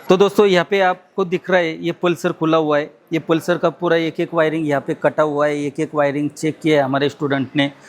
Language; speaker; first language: Hindi; non-native, local second language; Marathi